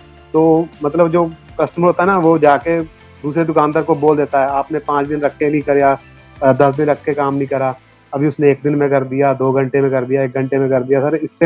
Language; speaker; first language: Hindi; native; Hindi